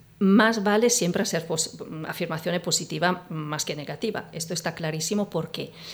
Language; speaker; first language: Spanish; non-native, fluent; Italian